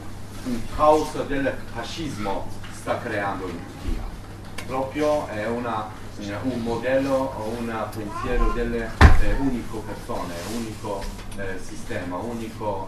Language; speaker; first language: Italian; non-native, learner; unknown